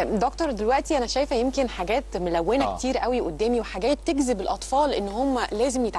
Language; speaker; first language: Arabic; native; Arabic